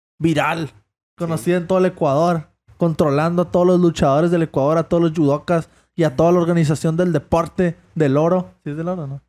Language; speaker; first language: Spanish; native; Spanish